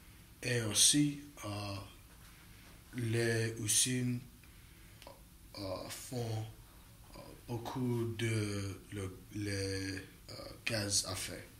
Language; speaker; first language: French; non-native, learner; English